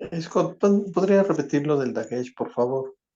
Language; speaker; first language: Spanish; native; Spanish